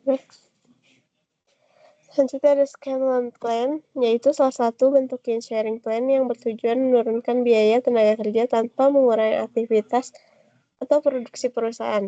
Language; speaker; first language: Indonesian; native; Indonesian